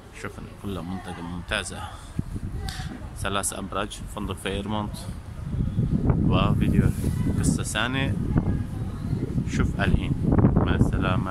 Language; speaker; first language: Arabic; non-native, learner; Azerbaijani